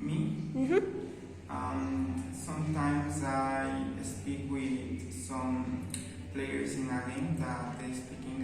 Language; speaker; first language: English; non-native, learner; Spanish